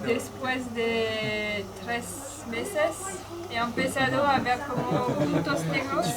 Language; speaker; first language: Spanish; non-native, fluent; French